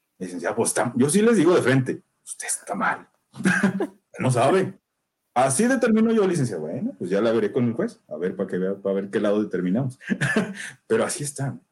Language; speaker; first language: Spanish; native; Spanish